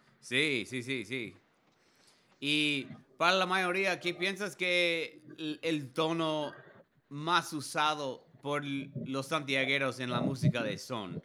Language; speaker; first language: Spanish; non-native, learner; English